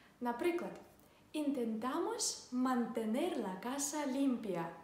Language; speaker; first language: Spanish; non-native, fluent; Ukrainian